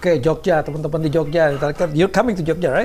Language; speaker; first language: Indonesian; native; Indonesian